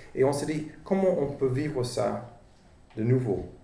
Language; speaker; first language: French; non-native, fluent; English